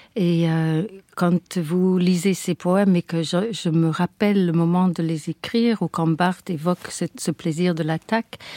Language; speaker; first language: French; non-native, fluent; English